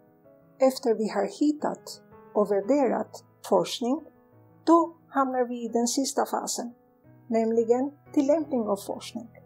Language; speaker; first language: Swedish; non-native, fluent; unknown